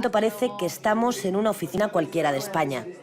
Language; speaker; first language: Spanish; native; Spanish